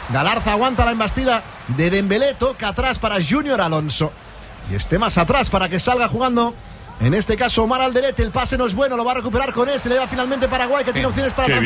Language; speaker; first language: Spanish; native; Spanish